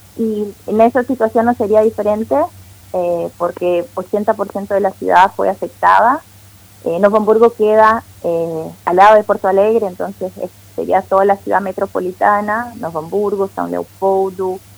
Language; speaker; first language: Spanish; non-native, fluent; Portuguese